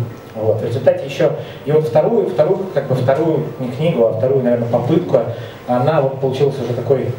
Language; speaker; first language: Russian; native; Russian